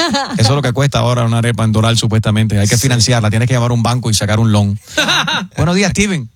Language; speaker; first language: Spanish; native; Spanish